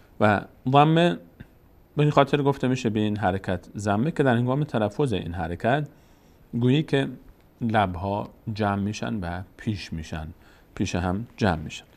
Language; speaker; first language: Persian; native; Persian